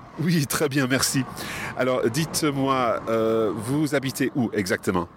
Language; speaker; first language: French; non-native, fluent; English